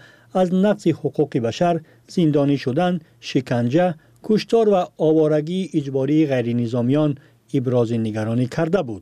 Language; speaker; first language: Persian; native; Persian